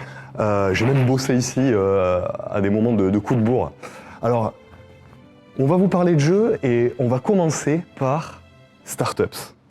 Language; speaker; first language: French; native; French